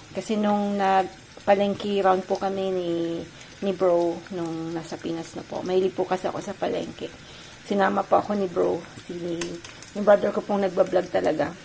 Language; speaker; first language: Filipino; non-native, local second language; Bikol